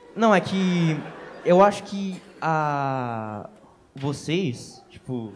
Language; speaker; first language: Portuguese; native; Portuguese